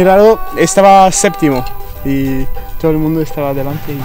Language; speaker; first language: Spanish; non-native, fluent; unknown